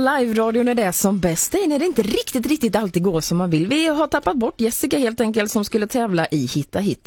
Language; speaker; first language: Swedish; native; Swedish